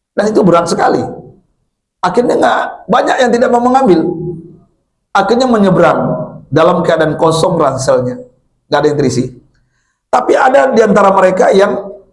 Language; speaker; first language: Indonesian; non-native, local second language; Minangkabau